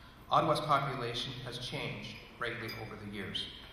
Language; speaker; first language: English; native; English